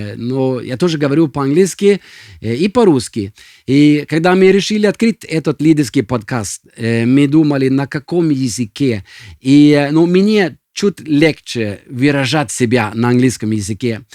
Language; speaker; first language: Russian; non-native, fluent; Swedish